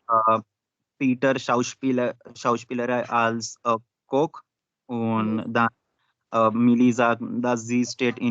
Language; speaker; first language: German; non-native, learner; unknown